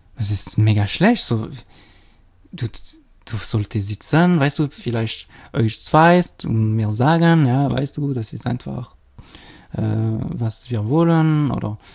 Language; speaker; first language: German; non-native, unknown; French